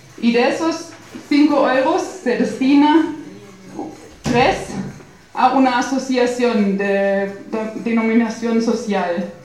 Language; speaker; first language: Spanish; non-native, fluent; German